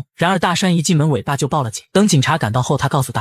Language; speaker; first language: Chinese; native; Chinese